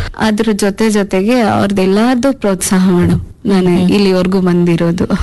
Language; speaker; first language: Kannada; non-native, local second language; Urdu